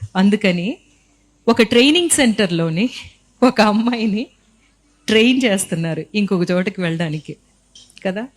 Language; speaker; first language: Telugu; native; Telugu